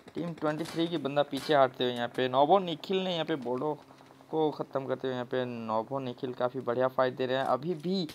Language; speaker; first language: Hindi; non-native, local second language; Assamese